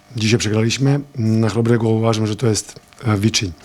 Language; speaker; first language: Polish; non-native, fluent; Serbian